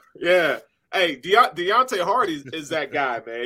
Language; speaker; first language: English; native; English